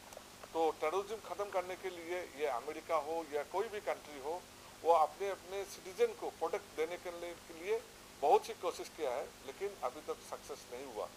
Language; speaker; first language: Hindi; non-native, local second language; Assamese